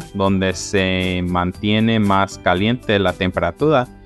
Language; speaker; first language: Spanish; early bilingual, heritage; Spanish